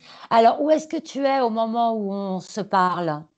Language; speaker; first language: French; native; French